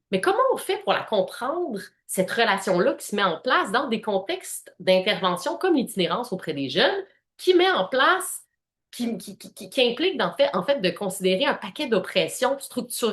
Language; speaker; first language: French; native; French